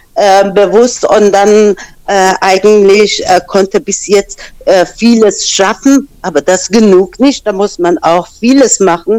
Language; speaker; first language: German; non-native, fluent; Persian